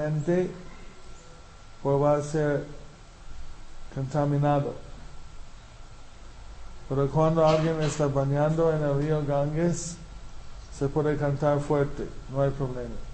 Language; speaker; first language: Spanish; non-native, fluent; English